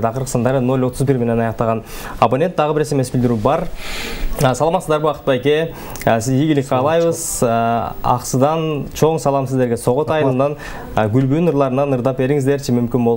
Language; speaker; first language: Kyrgyz; native; Kyrgyz